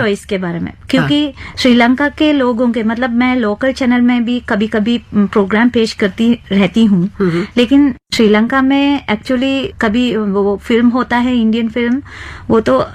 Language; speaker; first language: Hindi; non-native, fluent; Sinhala